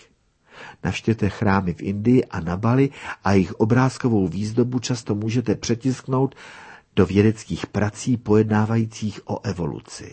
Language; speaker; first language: Czech; native; Czech